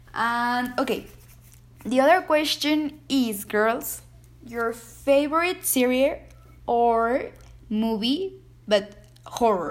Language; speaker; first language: English; non-native, learner; Spanish